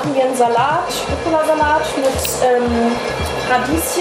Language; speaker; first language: German; native; German